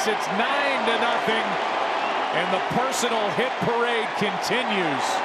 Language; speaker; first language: English; native; English